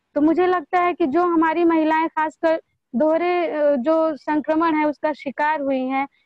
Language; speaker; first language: Hindi; native; Hindi